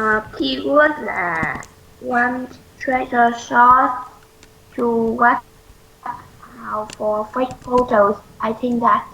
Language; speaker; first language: English; non-native, learner; Vietnamese